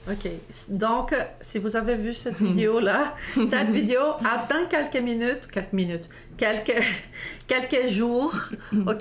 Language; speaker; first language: French; non-native, fluent; Portuguese